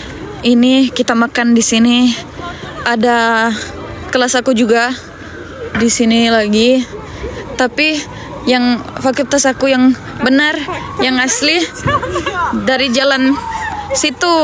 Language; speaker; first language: Indonesian; non-native, learner; Turkish